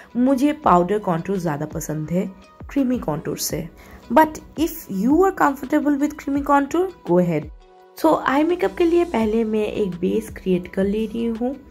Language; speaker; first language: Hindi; non-native, local second language; Bangla